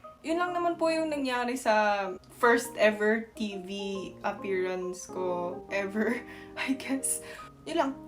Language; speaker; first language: Filipino; non-native, fluent; Korean